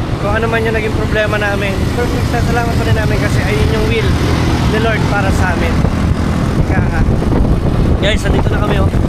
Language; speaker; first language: Filipino; native; Filipino